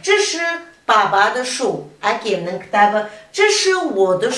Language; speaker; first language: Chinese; non-native, fluent; Kazakh